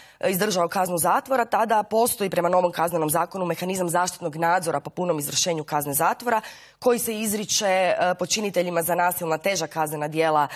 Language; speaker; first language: Croatian; native; Croatian